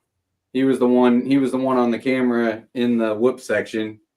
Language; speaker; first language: English; native; English